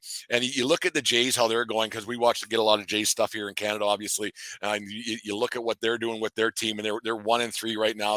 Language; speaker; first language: English; native; English